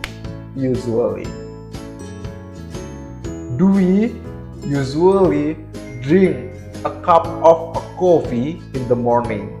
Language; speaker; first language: English; non-native, learner; Indonesian